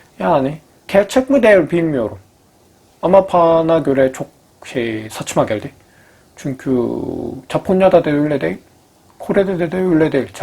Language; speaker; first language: Turkish; non-native, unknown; Korean